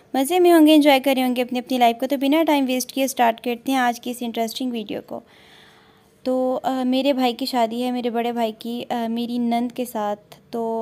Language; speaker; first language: Urdu; non-native, local second language; Punjabi